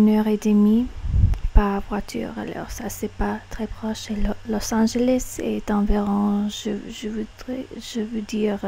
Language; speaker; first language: French; non-native, learner; English